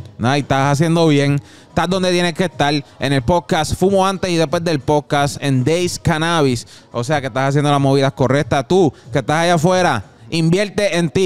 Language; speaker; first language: Spanish; early bilingual, heritage; Spanish